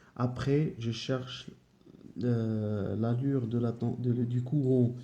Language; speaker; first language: French; non-native, local second language; Arabic